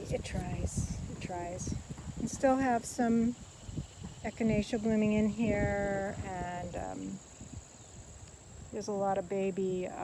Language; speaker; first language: English; native; English